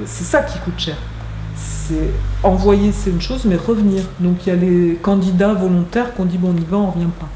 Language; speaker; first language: French; native; French